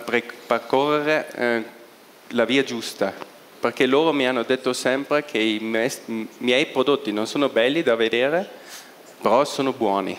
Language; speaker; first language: Italian; non-native, local second language; German